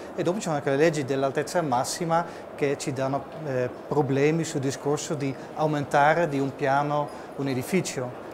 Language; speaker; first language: Italian; non-native, fluent; Dutch